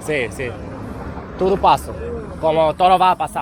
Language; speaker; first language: Spanish; non-native, fluent; Hebrew